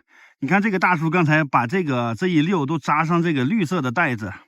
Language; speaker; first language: Chinese; native; Chinese